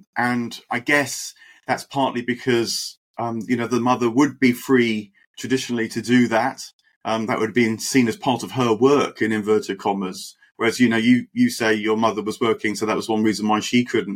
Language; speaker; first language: English; native; English